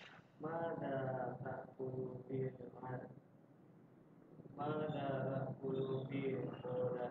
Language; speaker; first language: Arabic; non-native, learner; Indonesian